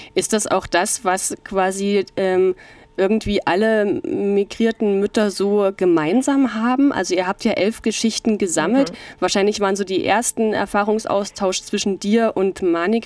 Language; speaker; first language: German; native; German